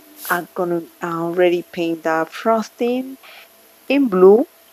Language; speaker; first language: English; non-native, learner; Spanish